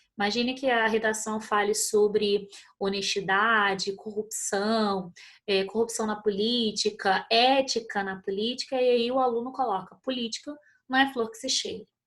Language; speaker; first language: Portuguese; native; Portuguese